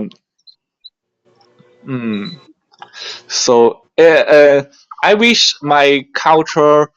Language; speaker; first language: English; non-native, learner; Chinese